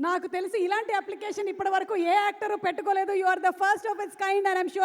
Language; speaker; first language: Telugu; native; Telugu